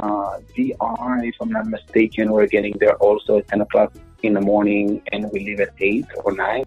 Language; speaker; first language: English; non-native, fluent; Hebrew